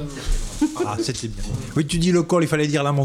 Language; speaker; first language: French; native; French